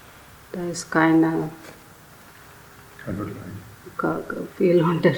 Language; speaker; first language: German; non-native, learner; Telugu